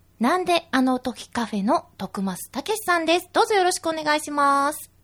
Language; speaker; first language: Japanese; native; Japanese